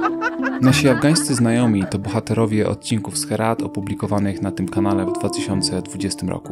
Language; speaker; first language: Polish; native; Polish